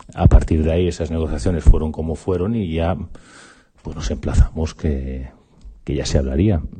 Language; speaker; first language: Spanish; native; Spanish